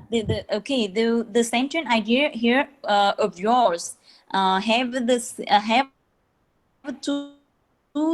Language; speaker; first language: English; non-native, learner; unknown